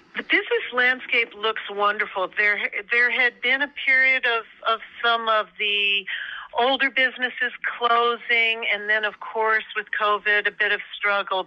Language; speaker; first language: English; native; English